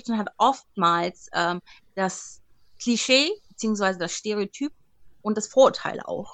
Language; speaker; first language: German; native; German